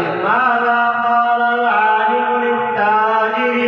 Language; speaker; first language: Arabic; non-native, fluent; Bangla